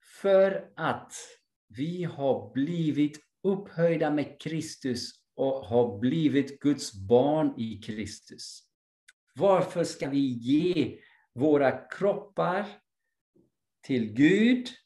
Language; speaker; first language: Swedish; non-native, fluent; English